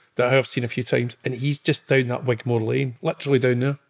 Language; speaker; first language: English; native; English